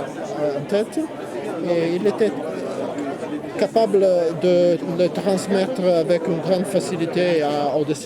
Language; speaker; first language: French; non-native, fluent; Italian